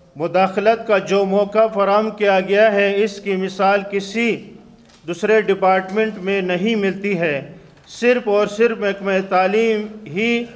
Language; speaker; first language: Urdu; non-native, local second language; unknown